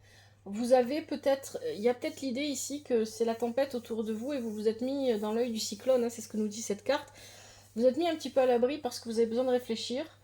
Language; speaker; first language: French; native; French